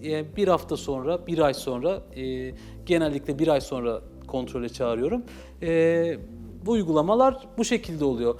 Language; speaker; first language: Turkish; native; Turkish